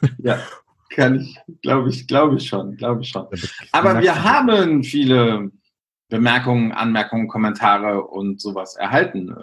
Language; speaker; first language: German; native; German